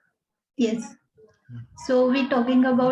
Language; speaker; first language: English; non-native, learner; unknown